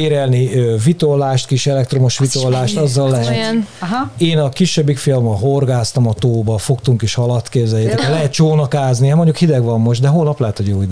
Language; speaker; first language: Hungarian; native; Hungarian